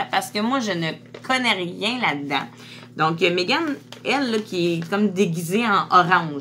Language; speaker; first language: French; native; French